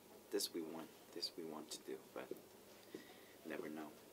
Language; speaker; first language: English; non-native, learner; Korean